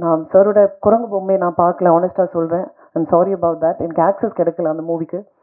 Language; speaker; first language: Tamil; non-native, fluent; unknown